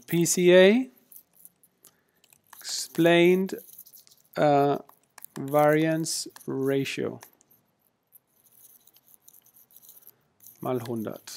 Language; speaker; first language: German; non-native, fluent; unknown